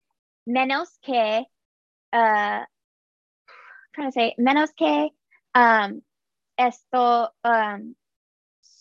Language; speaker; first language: Spanish; non-native, learner; English